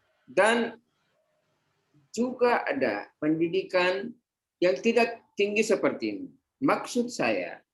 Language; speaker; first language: Indonesian; non-native, fluent; Hindi